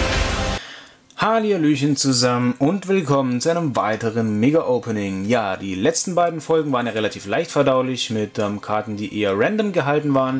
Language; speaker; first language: German; native; German